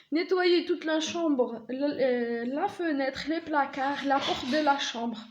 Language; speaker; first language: French; non-native, local second language; Arabic